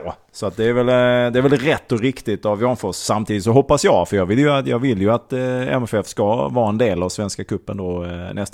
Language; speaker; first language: Swedish; native; Swedish